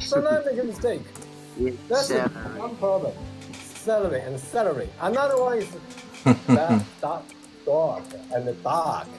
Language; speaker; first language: English; non-native, learner; Vietnamese